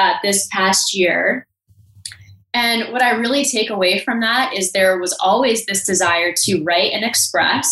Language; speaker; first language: English; native; English